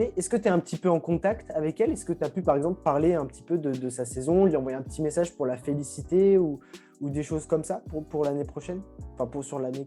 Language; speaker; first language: French; native; French